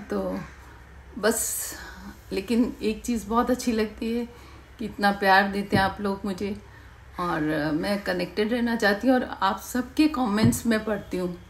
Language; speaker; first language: Hindi; native; Hindi